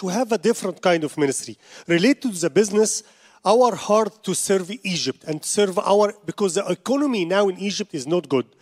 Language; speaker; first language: English; non-native, learner; Arabic